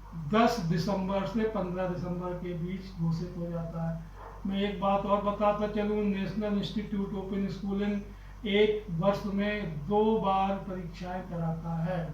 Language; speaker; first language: Hindi; native; Hindi